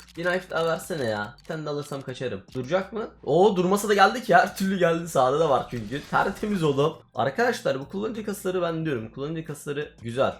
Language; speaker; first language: Turkish; native; Turkish